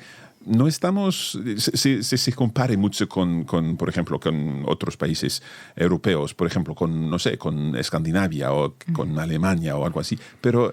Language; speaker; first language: Spanish; non-native, fluent; English